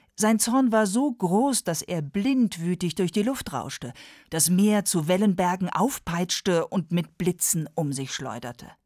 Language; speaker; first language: German; native; German